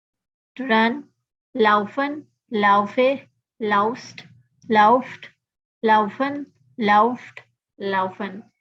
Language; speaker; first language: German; non-native, learner; Urdu